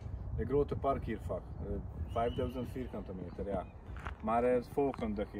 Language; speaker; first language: Dutch; non-native, learner; Hungarian